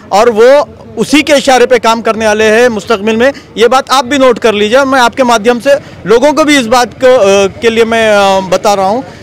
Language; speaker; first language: Hindi; non-native, local second language; Urdu